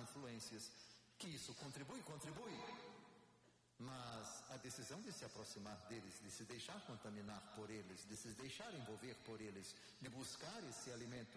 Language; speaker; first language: Portuguese; native; Portuguese